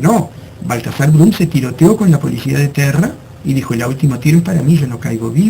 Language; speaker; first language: Spanish; native; Spanish